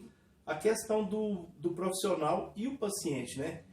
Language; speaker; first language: Portuguese; native; Portuguese